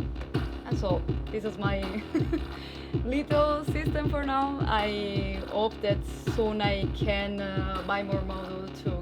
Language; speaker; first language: English; non-native, fluent; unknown